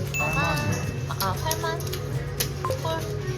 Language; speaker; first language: Korean; native; Korean